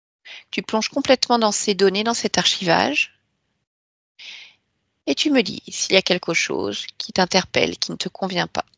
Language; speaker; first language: French; native; French